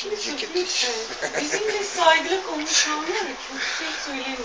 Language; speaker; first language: Turkish; non-native, learner; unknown